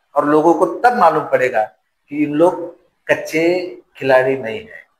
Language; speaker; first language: Hindi; non-native, local second language; Marathi